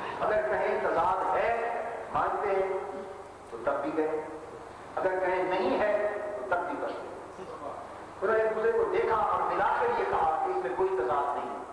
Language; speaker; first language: Urdu; non-native, local second language; Punjabi